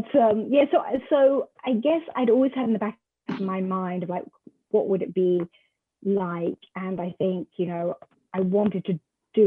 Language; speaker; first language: English; native; English